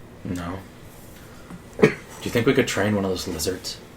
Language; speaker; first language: English; native; English